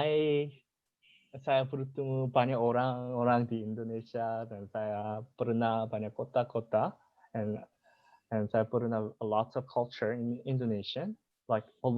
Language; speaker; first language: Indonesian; non-native, learner; Korean